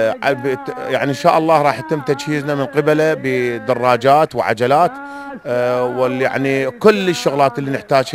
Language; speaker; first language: Arabic; native; Arabic